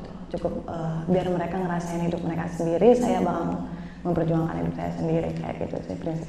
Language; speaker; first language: Indonesian; native; Indonesian